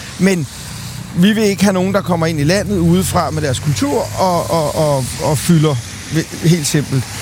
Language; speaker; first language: Danish; native; Danish